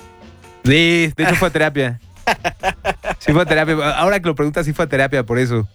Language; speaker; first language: Spanish; native; Spanish